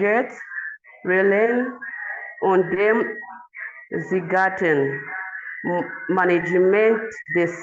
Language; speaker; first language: German; non-native, learner; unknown